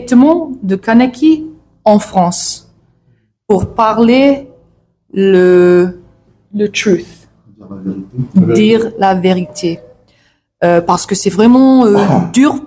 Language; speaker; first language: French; non-native, learner; English